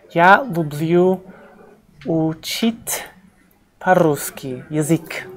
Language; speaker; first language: Russian; non-native, learner; English